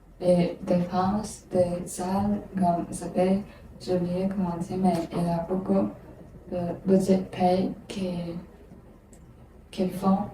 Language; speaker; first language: French; non-native, learner; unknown